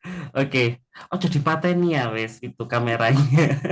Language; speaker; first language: Indonesian; native; Indonesian